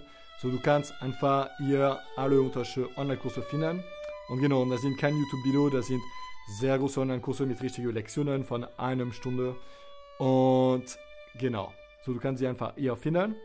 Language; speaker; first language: German; non-native, fluent; French